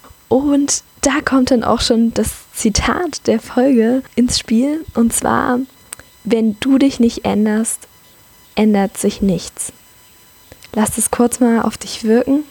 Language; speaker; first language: German; native; German